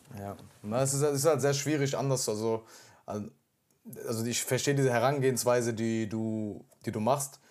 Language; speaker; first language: German; early bilingual, other home language; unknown